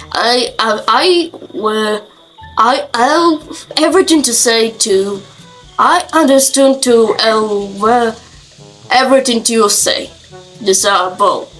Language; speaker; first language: English; non-native, learner; Ukrainian